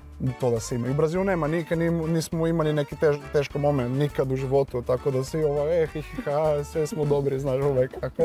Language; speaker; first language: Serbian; non-native, learner; Portuguese